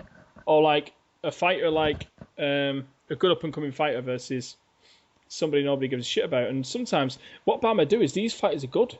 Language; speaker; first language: English; native; English